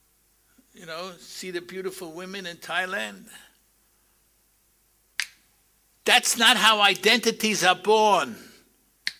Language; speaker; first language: English; native; English